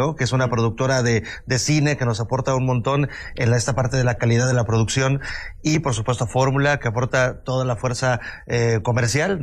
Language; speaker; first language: Spanish; native; Spanish